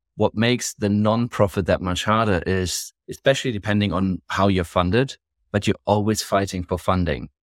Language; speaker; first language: English; non-native, fluent; German